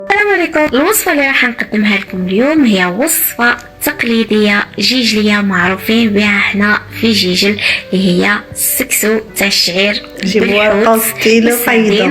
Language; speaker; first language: Arabic; native; Arabic